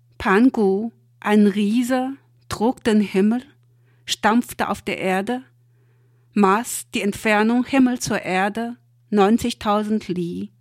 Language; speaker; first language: German; non-native, fluent; Chinese